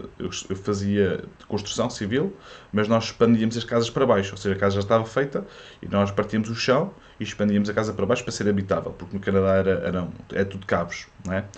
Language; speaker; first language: Portuguese; early bilingual, other home language; French